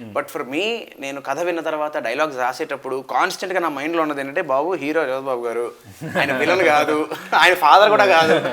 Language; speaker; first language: Telugu; native; Telugu